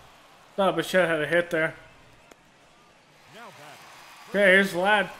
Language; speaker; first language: English; native; English